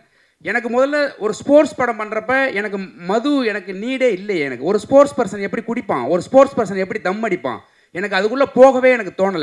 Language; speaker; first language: Tamil; native; Tamil